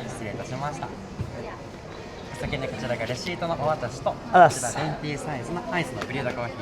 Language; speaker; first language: Japanese; native; Japanese